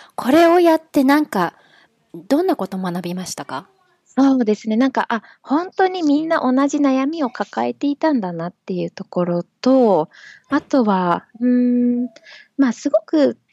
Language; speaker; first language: Japanese; native; Japanese